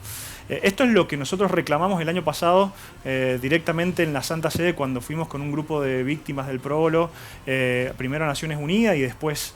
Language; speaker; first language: Spanish; native; Spanish